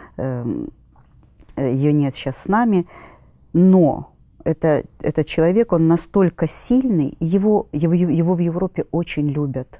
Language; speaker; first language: Russian; native; Russian